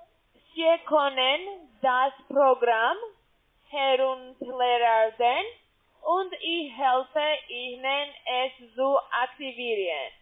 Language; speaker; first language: German; non-native, learner; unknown